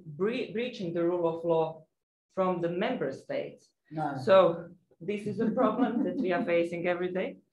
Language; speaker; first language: English; non-native, fluent; Croatian